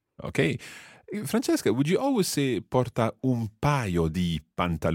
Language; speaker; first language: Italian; non-native, fluent; English